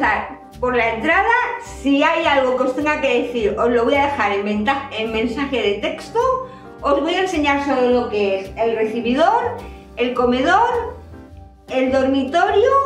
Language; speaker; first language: Spanish; native; Spanish